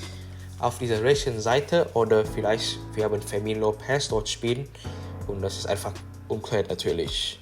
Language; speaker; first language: German; non-native, learner; English